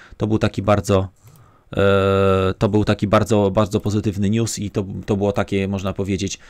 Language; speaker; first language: Polish; native; Polish